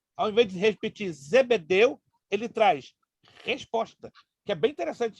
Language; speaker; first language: Portuguese; native; Portuguese